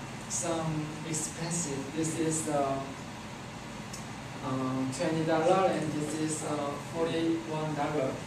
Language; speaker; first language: English; non-native, learner; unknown